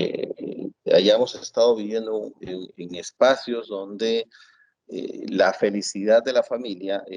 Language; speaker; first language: Spanish; native; Spanish